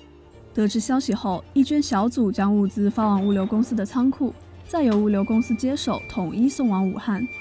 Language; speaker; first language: Chinese; native; Chinese